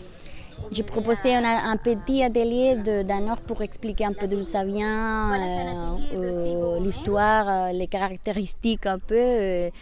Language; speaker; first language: French; non-native, fluent; Spanish